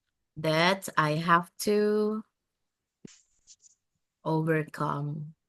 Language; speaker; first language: English; non-native, fluent; Indonesian